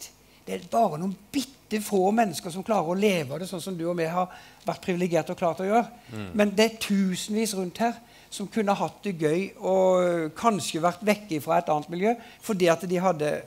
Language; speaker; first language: Norwegian; native; Norwegian